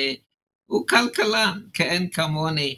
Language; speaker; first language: Hebrew; non-native, fluent; English